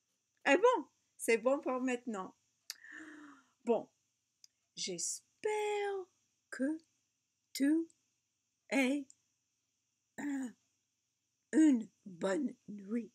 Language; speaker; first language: French; non-native, learner; English